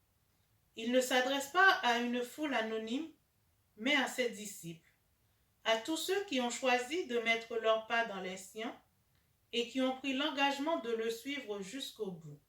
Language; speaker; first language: French; native; French